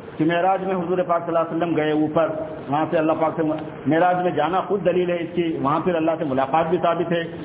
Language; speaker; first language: Urdu; native; Urdu